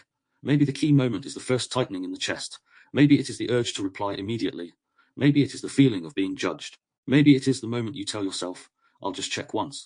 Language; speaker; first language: English; native; English